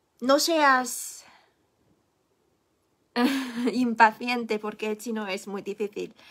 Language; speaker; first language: Spanish; non-native, fluent; Chinese